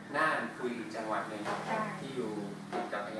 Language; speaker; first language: Thai; non-native, fluent; English